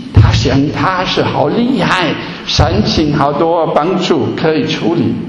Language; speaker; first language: Chinese; non-native, fluent; German